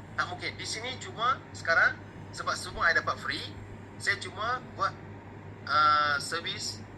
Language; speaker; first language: Malay; non-native, local second language; Tamil